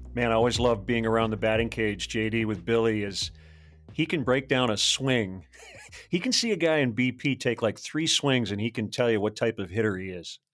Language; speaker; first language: English; native; English